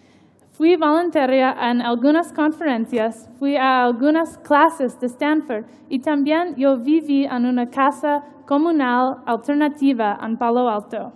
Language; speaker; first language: Spanish; non-native, learner; English